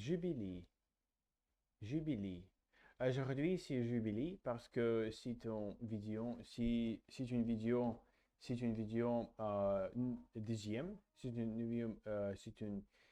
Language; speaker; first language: French; non-native, learner; English